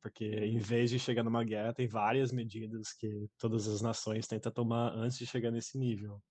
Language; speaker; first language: Portuguese; non-native, fluent; English